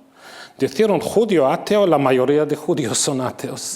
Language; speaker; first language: Spanish; non-native, fluent; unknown